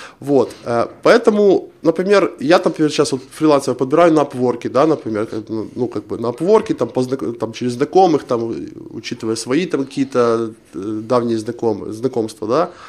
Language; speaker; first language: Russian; non-native, local second language; Ukrainian